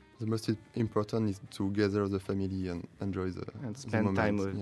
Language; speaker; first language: English; non-native, learner; French